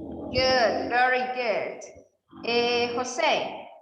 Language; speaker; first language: English; non-native, fluent; Spanish